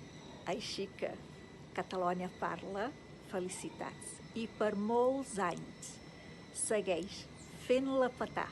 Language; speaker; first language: Catalan; non-native, fluent; Portuguese